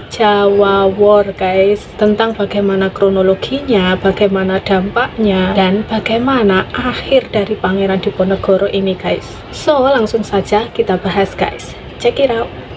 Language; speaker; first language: Indonesian; native; Indonesian